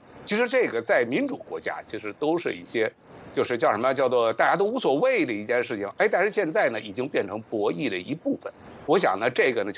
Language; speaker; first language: Chinese; native; Chinese